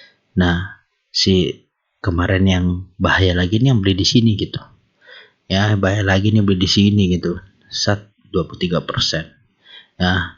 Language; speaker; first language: Indonesian; native; Indonesian